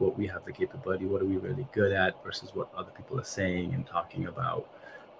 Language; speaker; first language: English; non-native, local second language; Nepali